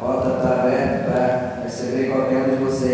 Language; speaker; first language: Portuguese; non-native, local second language; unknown